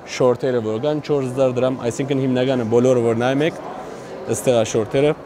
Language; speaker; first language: Armenian; early bilingual, heritage; Armenian